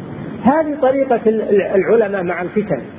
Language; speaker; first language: Arabic; native; Arabic